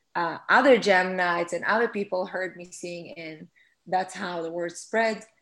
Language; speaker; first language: English; non-native, fluent; Hebrew